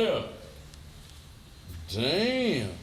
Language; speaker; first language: English; native; English